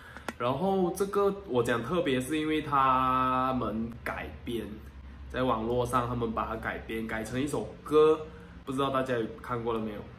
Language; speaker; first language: Chinese; native; Chinese